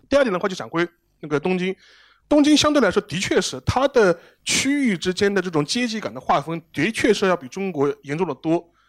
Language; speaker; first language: Chinese; native; Chinese